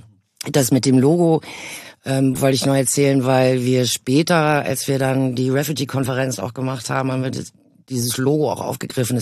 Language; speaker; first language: German; native; German